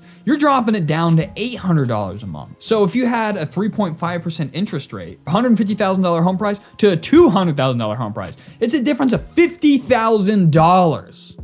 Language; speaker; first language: English; native; English